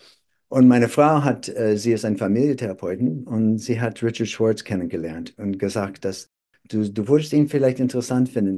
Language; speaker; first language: German; non-native, fluent; English